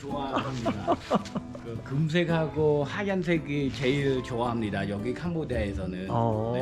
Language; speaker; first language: Korean; non-native, learner; Khmer